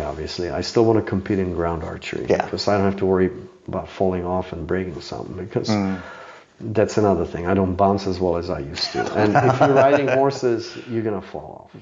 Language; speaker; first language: English; non-native, fluent; Czech